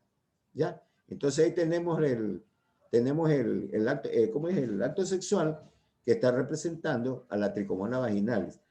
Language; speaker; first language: Spanish; native; Spanish